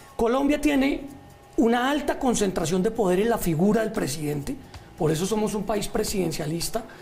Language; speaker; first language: Spanish; native; Spanish